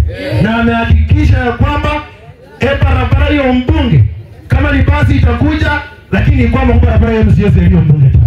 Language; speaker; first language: Swahili; non-native, local second language; Luyia